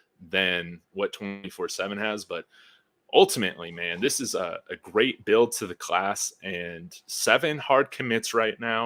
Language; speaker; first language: English; native; English